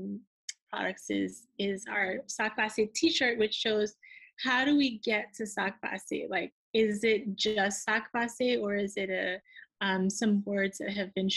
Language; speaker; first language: English; early bilingual, other home language; Haitian Creole